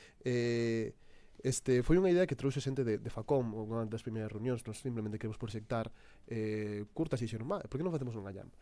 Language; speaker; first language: Galician; non-native, local second language; Spanish